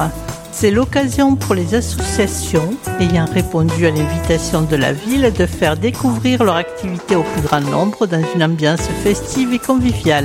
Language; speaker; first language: French; native; French